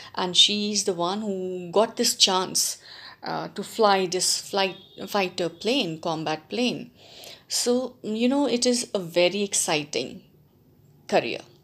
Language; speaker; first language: English; non-native, local second language; Punjabi